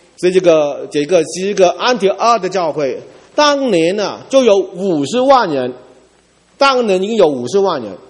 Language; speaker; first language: Chinese; non-native, local second language; Cantonese